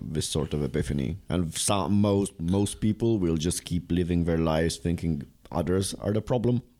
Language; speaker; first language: English; non-native, fluent; Romanian